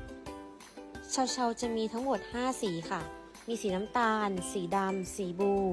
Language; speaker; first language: Thai; native; Thai